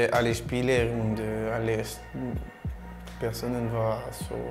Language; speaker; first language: German; non-native, learner; French